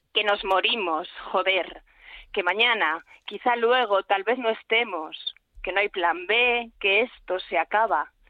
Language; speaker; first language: Spanish; native; Spanish